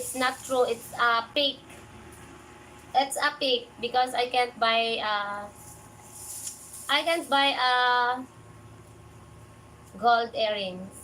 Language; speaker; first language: English; non-native, learner; Filipino